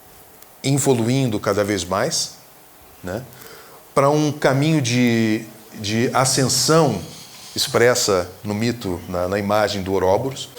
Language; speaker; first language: Portuguese; native; Portuguese